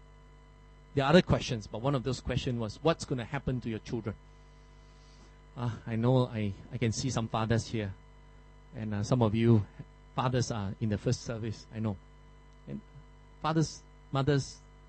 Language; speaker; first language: English; non-native, local second language; Min Nan Chinese